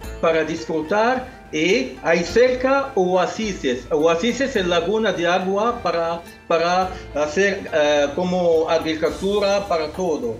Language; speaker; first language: Spanish; non-native, local second language; Arabic